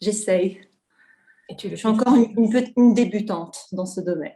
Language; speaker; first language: French; non-native, local second language; Arabic